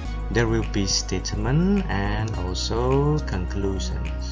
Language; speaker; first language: English; non-native, fluent; Indonesian